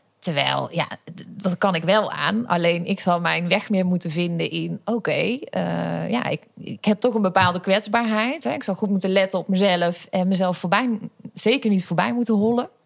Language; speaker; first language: Dutch; native; Dutch